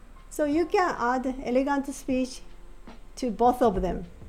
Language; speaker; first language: English; non-native, fluent; Japanese